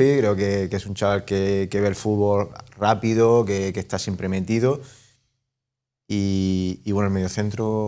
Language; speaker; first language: Spanish; native; Spanish